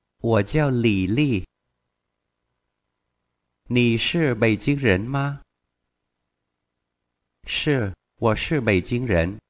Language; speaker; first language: Chinese; non-native, fluent; Vietnamese